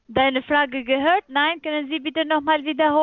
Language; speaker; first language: German; non-native, learner; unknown